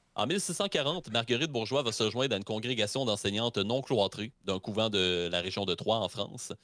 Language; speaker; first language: French; native; French